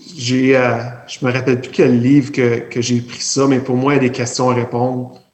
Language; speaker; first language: French; native; French